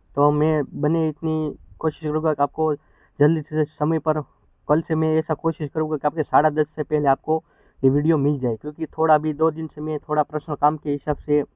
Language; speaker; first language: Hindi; non-native, local second language; Gujarati